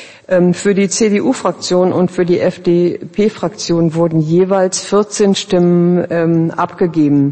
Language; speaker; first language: German; native; German